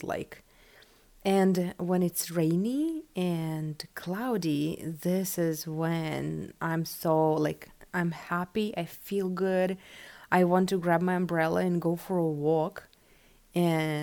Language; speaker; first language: English; non-native, fluent; Russian